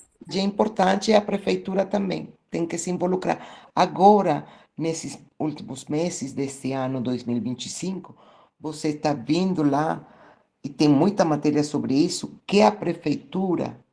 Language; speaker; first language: Portuguese; non-native, fluent; Spanish